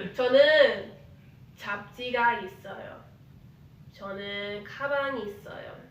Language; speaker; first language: Korean; non-native, learner; English